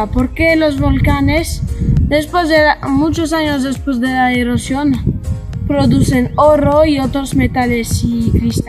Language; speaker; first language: Spanish; non-native, fluent; French